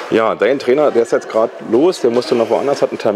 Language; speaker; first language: German; native; German